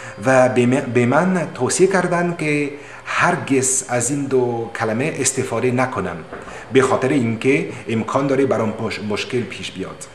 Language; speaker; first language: Persian; non-native, learner; French